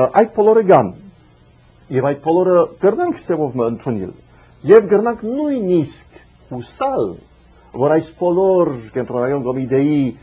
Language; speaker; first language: Armenian; early bilingual, heritage; Armenian